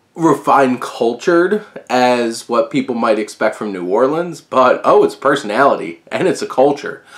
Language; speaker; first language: English; native; English